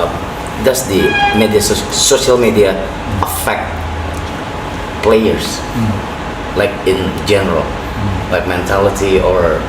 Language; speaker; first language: English; non-native, fluent; Indonesian